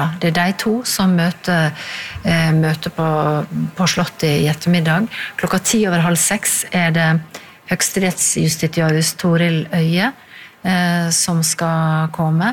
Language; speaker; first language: Norwegian; native; Norwegian